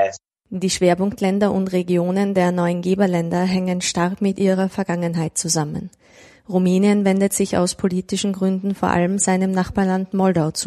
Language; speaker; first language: German; native; German